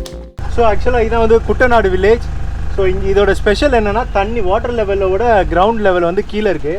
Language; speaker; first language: Tamil; native; Tamil